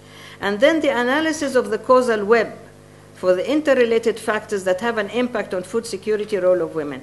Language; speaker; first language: English; non-native, fluent; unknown